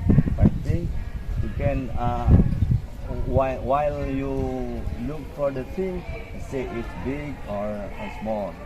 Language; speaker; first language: English; non-native, learner; Indonesian